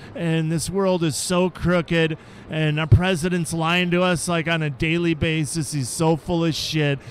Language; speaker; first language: English; native; English